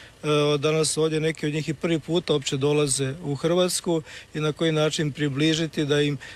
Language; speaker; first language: Serbian; native; Serbian